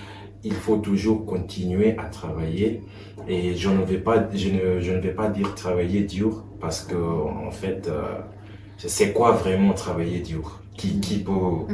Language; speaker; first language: French; non-native, fluent; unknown